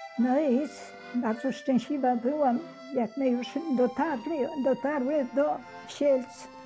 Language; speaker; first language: Polish; native; Polish